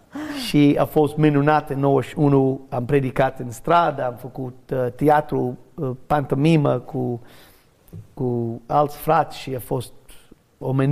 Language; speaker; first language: Romanian; non-native, learner; English